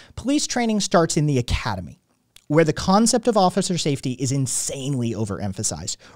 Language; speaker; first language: English; native; English